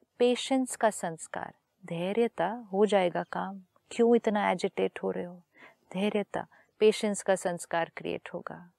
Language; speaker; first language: Hindi; native; Hindi